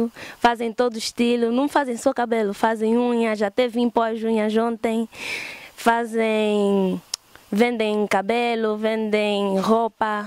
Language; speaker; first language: Portuguese; early bilingual, heritage; Portuguese